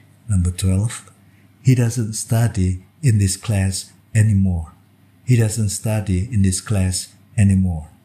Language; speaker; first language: English; non-native, fluent; Indonesian